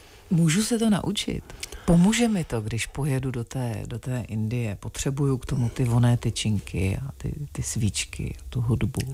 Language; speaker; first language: Czech; native; Czech